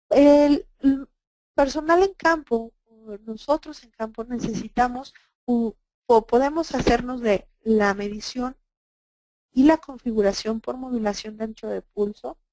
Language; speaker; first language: Spanish; native; Spanish